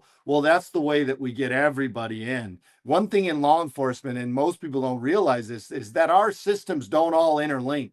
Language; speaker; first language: English; native; English